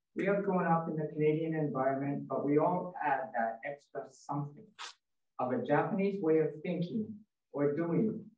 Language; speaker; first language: English; native; English